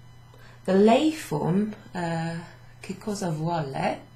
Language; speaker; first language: Italian; non-native, fluent; English